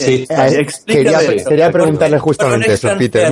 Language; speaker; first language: Spanish; native; Spanish